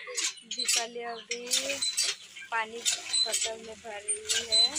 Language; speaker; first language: Hindi; non-native, local second language; Bangla